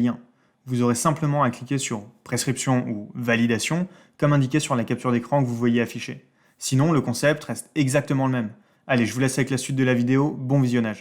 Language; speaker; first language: French; native; French